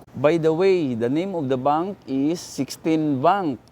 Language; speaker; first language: English; non-native, local second language; Cebuano